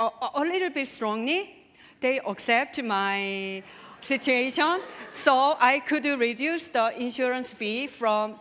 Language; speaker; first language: English; non-native, learner; Korean